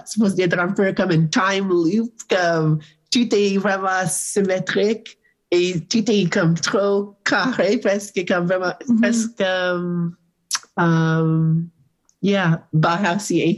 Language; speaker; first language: French; non-native, learner; English